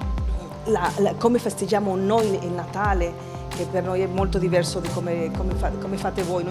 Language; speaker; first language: Italian; non-native, fluent; Spanish